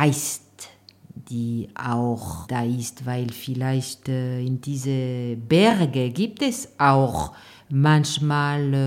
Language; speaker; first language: German; non-native, fluent; French